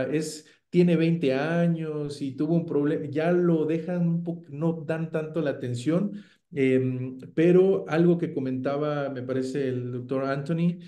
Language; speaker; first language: Spanish; native; Spanish